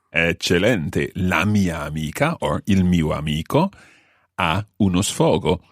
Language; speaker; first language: Italian; non-native, fluent; English